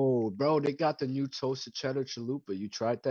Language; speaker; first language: English; native; English